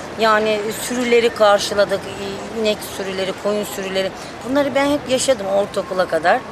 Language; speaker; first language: Turkish; native; Turkish